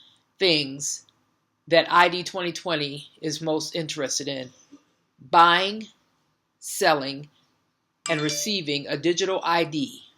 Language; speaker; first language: English; native; English